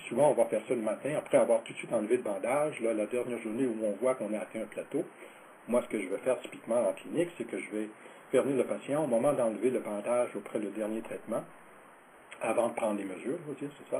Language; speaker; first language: French; native; French